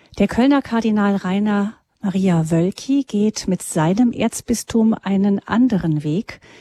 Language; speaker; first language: German; native; German